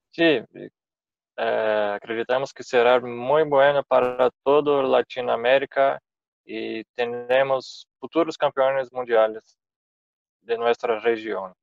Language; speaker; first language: Spanish; non-native, fluent; Portuguese